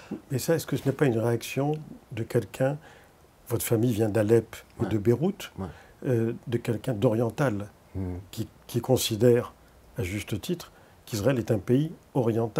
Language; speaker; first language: French; native; French